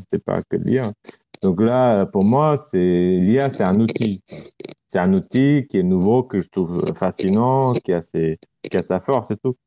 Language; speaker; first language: French; non-native, fluent; Romanian